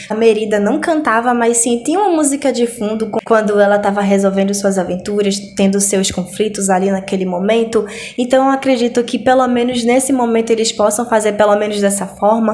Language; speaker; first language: Portuguese; native; Portuguese